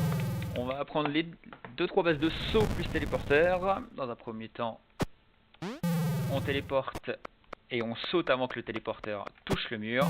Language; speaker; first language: French; native; French